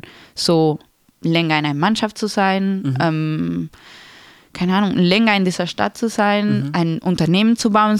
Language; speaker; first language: German; non-native, fluent; Spanish